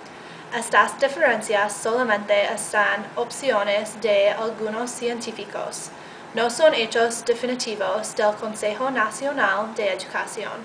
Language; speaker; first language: Spanish; non-native, learner; English